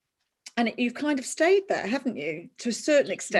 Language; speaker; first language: English; native; English